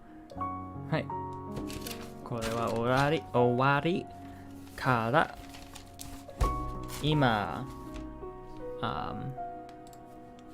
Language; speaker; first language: Japanese; non-native, learner; English